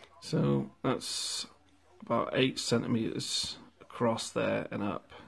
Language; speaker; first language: English; native; English